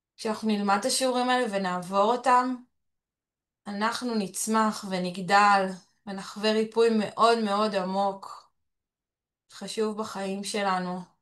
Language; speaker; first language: Hebrew; early bilingual, other home language; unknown